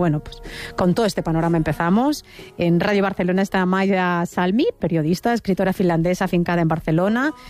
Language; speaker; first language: Spanish; native; Spanish